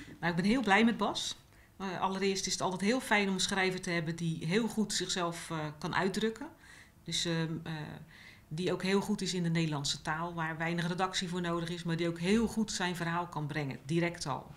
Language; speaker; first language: Dutch; native; Dutch